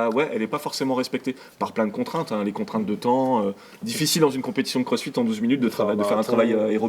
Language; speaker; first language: French; native; French